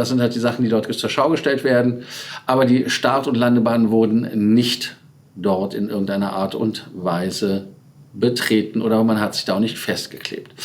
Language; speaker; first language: German; native; German